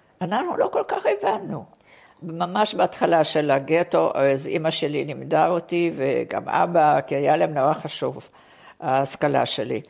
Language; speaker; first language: Hebrew; non-native, fluent; Polish